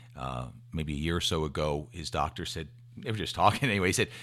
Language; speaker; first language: English; native; English